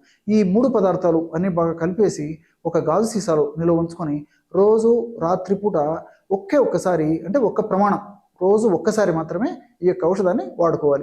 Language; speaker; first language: Telugu; native; Telugu